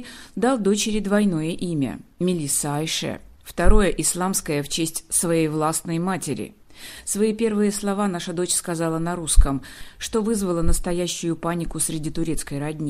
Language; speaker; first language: Russian; native; Russian